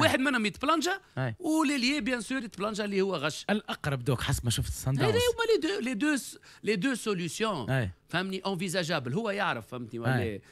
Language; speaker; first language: Arabic; native; Arabic